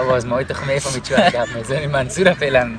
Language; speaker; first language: Persian; native; Persian